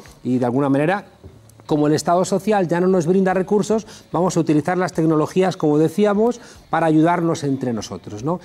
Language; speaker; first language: Spanish; native; Spanish